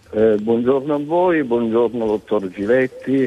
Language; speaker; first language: Italian; native; Italian